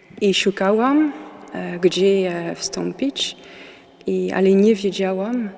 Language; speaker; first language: Polish; non-native, learner; French